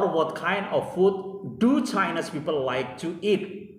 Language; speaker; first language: English; non-native, fluent; Indonesian